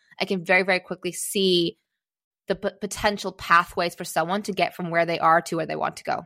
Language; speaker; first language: English; early bilingual, other home language; Czech